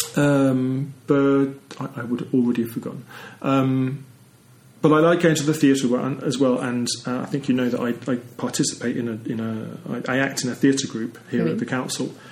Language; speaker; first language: English; native; English